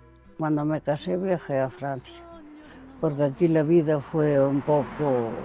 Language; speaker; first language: Spanish; non-native, local second language; Galician